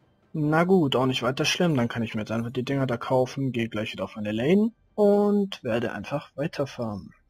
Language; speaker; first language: German; native; German